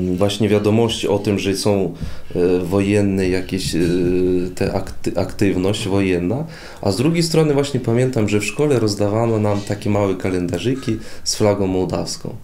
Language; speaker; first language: Polish; non-native, fluent; Russian